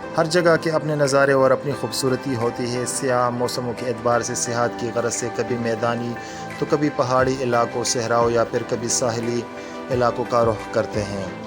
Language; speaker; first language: Urdu; non-native, local second language; Khowar